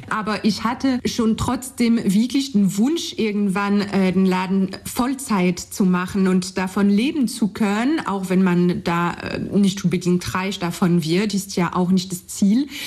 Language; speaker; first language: German; non-native, fluent; French